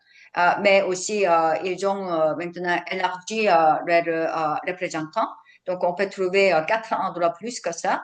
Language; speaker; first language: French; non-native, fluent; Korean